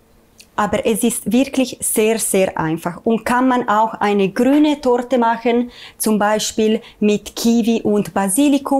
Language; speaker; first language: German; non-native, learner; Italian